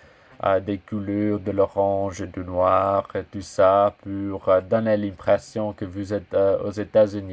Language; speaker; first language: French; non-native, learner; English